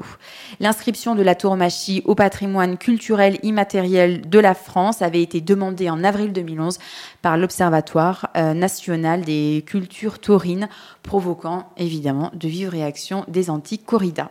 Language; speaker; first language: French; native; French